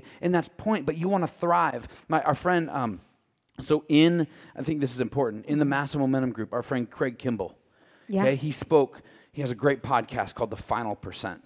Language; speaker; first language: English; native; English